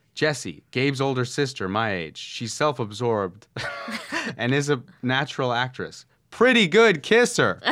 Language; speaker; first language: English; native; English